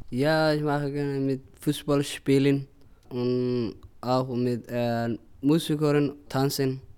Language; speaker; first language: German; non-native, learner; Somali